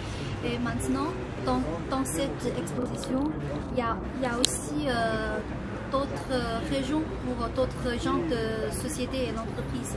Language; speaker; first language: French; non-native, fluent; Chinese